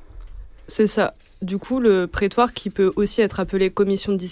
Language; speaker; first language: French; native; French